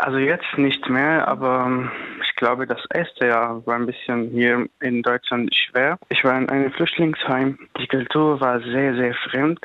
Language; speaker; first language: German; non-native, fluent; Arabic